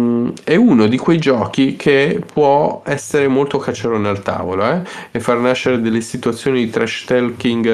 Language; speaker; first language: Italian; native; Italian